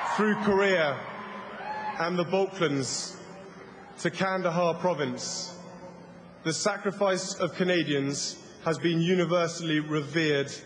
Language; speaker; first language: English; native; English